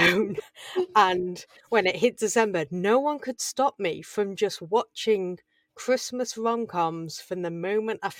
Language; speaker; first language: English; native; English